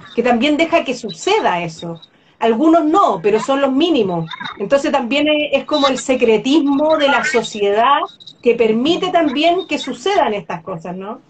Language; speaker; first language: Spanish; native; Spanish